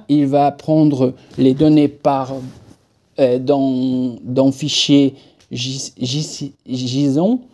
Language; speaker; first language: French; non-native, fluent; Portuguese